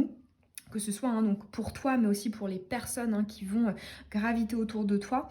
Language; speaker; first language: French; native; French